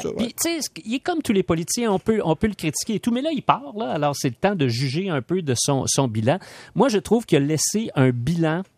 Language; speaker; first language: French; native; French